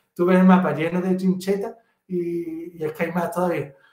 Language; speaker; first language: Spanish; native; Spanish